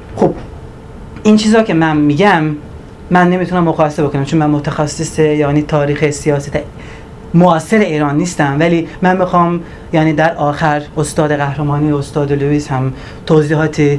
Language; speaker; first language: Persian; non-native, fluent; Turkish